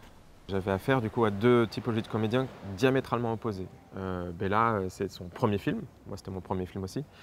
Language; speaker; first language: French; native; French